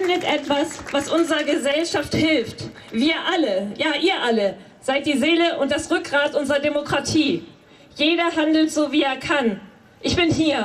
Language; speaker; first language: German; native; German